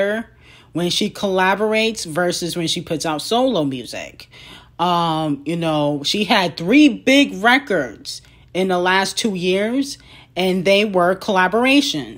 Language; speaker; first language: English; native; English